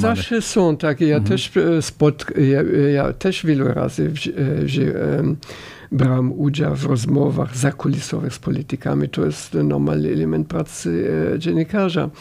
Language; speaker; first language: Polish; non-native, fluent; German